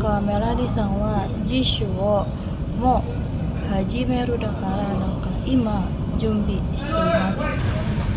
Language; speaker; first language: Japanese; non-native, learner; Indonesian